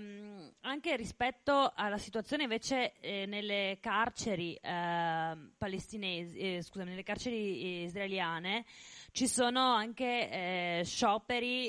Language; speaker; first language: Italian; native; Italian